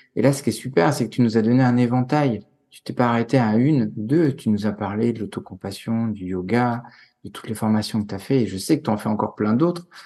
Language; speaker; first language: French; native; French